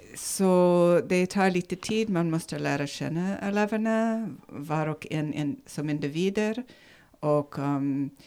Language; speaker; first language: Swedish; non-native, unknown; English